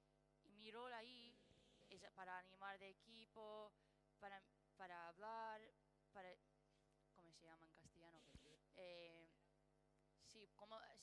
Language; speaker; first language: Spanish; non-native, learner; English